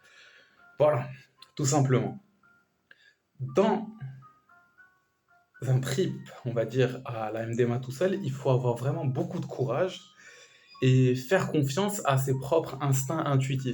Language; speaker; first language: French; native; French